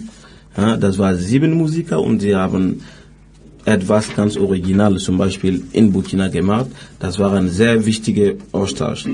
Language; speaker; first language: German; non-native, learner; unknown